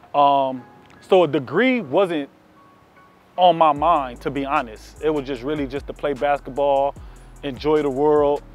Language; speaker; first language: English; native; English